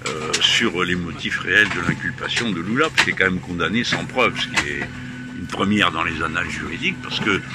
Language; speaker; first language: French; native; French